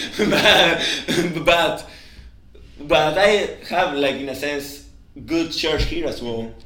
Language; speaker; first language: English; non-native, fluent; Spanish